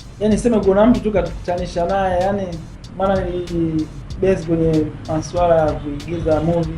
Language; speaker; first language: Swahili; non-native, local second language; Sukuma